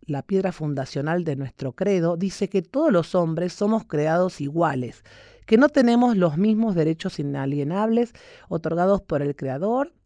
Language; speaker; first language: Spanish; native; Spanish